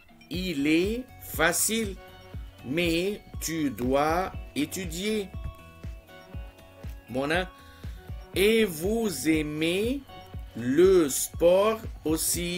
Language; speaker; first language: French; non-native, fluent; Arabic